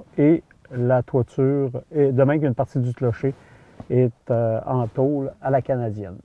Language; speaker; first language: French; native; French